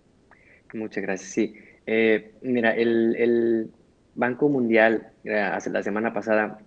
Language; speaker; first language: Spanish; native; Spanish